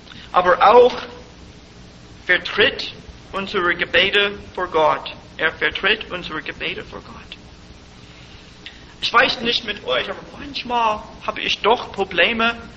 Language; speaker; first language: German; non-native, fluent; English